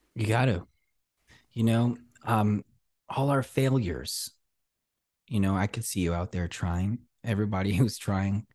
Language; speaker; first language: English; early bilingual, other home language; Spanish